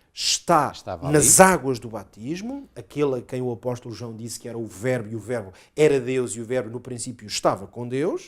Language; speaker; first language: Portuguese; native; Portuguese